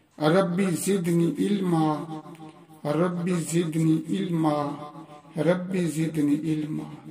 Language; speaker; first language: Urdu; non-native, local second language; Punjabi